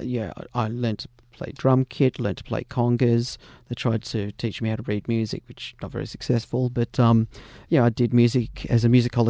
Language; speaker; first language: English; native; English